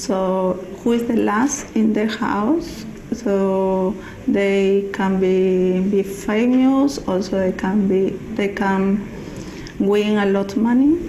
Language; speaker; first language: English; non-native, learner; Spanish